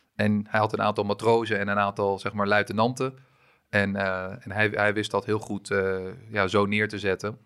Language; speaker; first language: Dutch; early bilingual, other home language; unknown